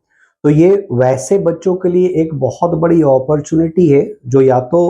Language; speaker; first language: Hindi; native; Hindi